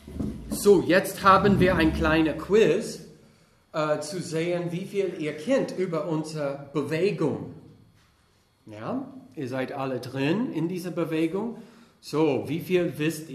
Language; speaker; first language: German; non-native, fluent; English